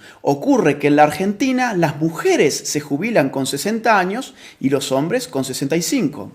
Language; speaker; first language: Spanish; native; Spanish